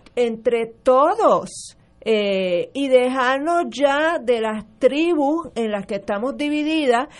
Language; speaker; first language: Spanish; early bilingual, other home language; English